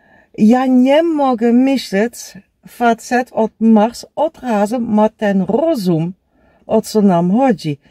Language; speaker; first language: Polish; non-native, learner; Dutch